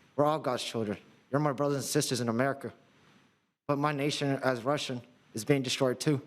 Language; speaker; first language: English; non-native, fluent; Russian